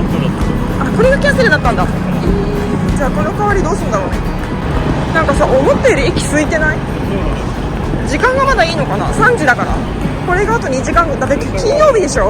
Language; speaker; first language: Japanese; native; Japanese